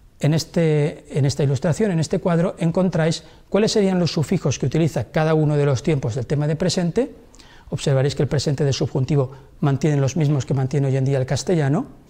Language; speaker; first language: Spanish; non-native, local second language; Catalan